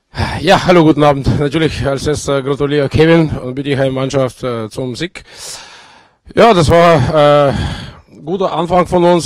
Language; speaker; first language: German; non-native, fluent; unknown